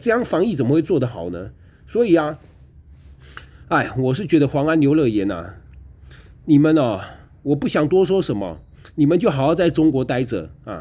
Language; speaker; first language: Chinese; native; Chinese